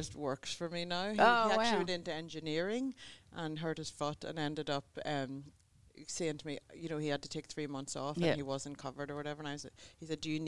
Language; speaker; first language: English; native; English